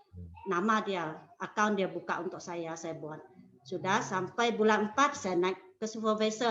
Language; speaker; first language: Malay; non-native, local second language; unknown